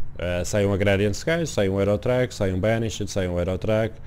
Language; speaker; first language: Portuguese; native; Portuguese